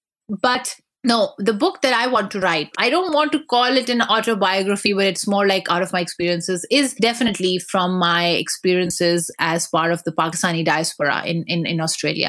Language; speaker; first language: English; non-native, local second language; Pashto